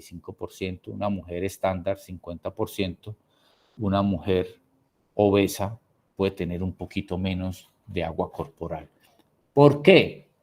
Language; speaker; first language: Spanish; native; Spanish